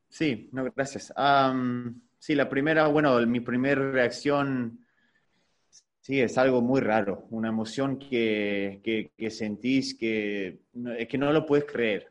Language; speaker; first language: Spanish; early bilingual, heritage; Spanish